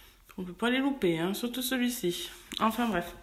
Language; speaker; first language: French; native; French